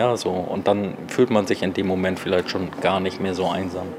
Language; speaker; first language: German; native; German